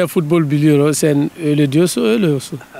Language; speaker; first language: Turkish; non-native, learner; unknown